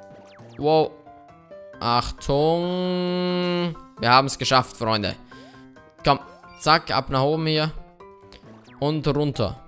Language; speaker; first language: German; native; German